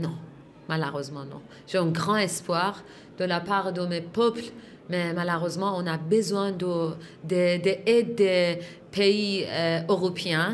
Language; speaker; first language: French; non-native, fluent; Persian